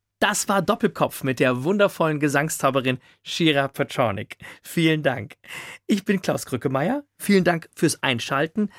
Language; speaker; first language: German; native; German